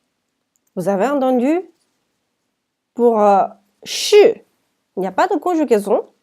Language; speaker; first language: French; non-native, fluent; Chinese